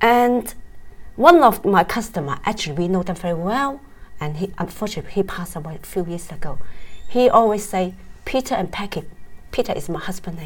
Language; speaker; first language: English; non-native, local second language; Cantonese